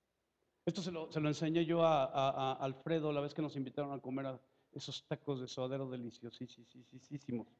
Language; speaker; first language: Spanish; native; Spanish